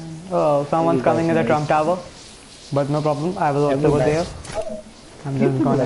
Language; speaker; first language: English; non-native, local second language; Hindi